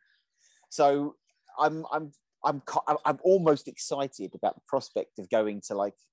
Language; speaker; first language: English; native; English